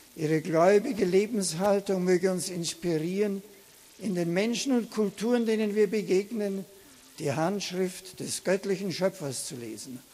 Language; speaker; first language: German; native; German